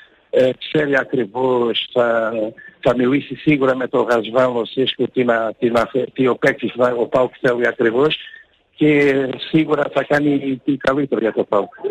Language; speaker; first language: Greek; non-native, learner; Portuguese